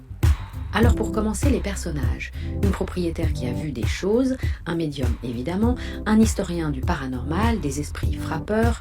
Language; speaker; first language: French; native; French